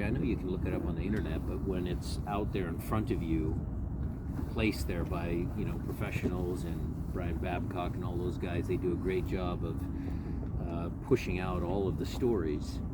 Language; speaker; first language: English; native; English